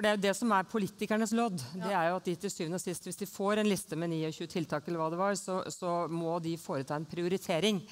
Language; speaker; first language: Norwegian; native; Norwegian